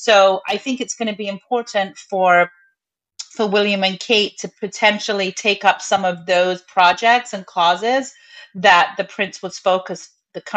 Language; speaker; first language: English; native; English